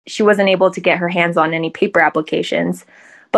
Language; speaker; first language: English; early bilingual, other home language; Chinese